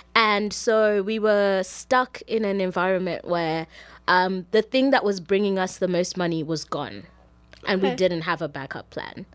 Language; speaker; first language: English; non-native, local second language; Shona